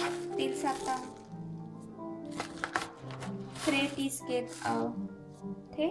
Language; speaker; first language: Swedish; non-native, learner; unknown